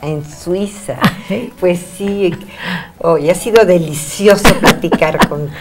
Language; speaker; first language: Spanish; native; Spanish